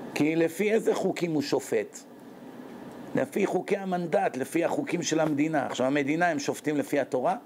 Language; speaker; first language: Hebrew; native; Hebrew